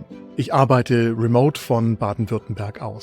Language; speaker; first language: German; native; German